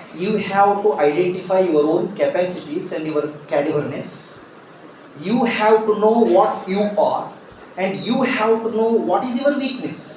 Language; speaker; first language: English; non-native, local second language; Kannada